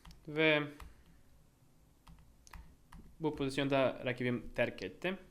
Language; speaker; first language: Turkish; non-native, fluent; Russian